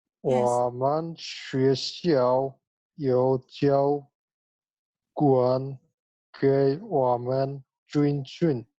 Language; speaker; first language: Chinese; non-native, learner; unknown